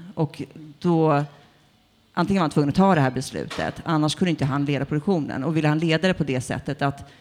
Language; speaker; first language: Swedish; native; Swedish